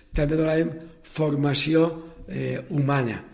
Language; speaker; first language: Catalan; native; Catalan